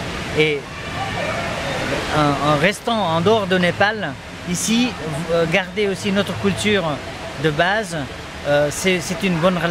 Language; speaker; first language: French; non-native, fluent; Nepali